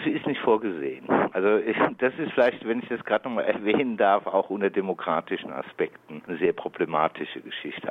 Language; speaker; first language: German; native; German